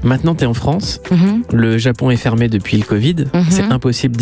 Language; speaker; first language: French; native; French